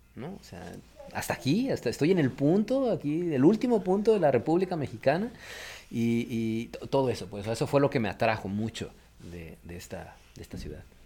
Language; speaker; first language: Spanish; native; Spanish